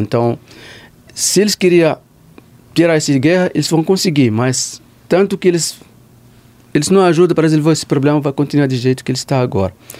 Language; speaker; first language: Portuguese; non-native, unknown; Arabic